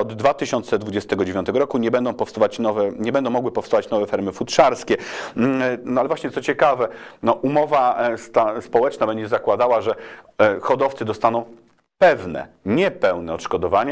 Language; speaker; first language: Polish; native; Polish